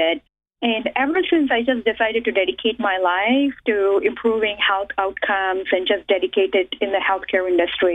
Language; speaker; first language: English; non-native, local second language; Telugu